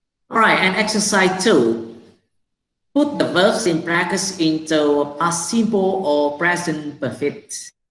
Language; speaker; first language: English; non-native, fluent; Vietnamese